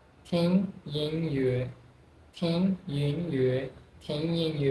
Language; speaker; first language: Chinese; non-native, fluent; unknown